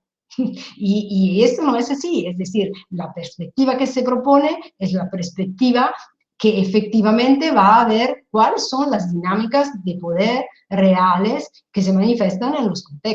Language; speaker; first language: Spanish; non-native, fluent; Italian